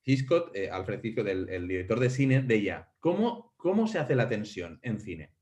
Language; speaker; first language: Spanish; non-native, local second language; Catalan